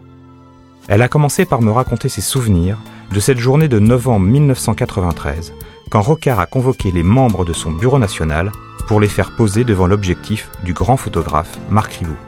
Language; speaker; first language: French; native; French